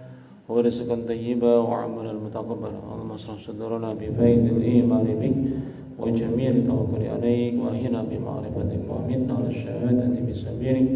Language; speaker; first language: Arabic; non-native, fluent; Indonesian